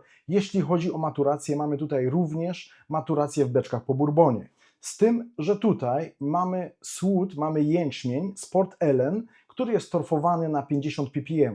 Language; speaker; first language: Polish; native; Polish